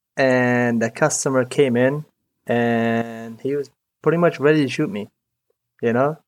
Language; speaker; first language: English; early bilingual, other home language; Arabic